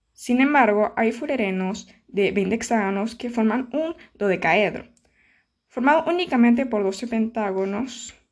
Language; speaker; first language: Spanish; native; Spanish